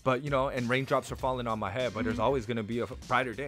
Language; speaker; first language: English; native; English